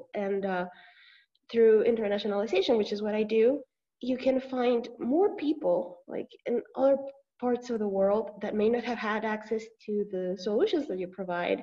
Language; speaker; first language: English; non-native, fluent; Spanish